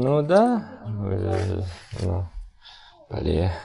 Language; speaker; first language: Russian; non-native, learner; Chinese